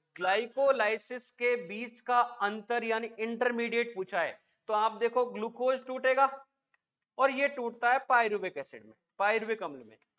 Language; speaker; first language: Hindi; native; Hindi